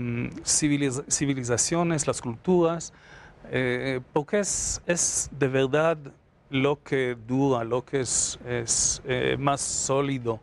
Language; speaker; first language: Spanish; non-native, fluent; Hebrew